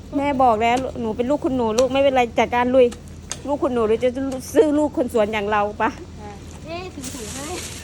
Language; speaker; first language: Thai; native; Thai